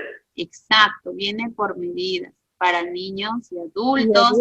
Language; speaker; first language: Spanish; native; Spanish